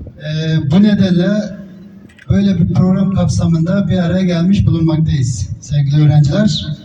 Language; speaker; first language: Turkish; native; Turkish